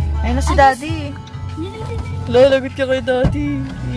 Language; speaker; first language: Filipino; native; Filipino